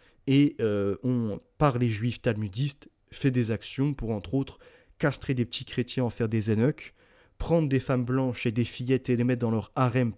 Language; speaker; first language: French; native; French